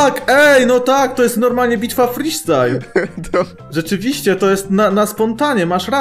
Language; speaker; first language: Polish; native; Polish